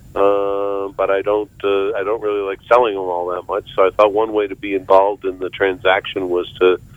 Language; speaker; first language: English; native; English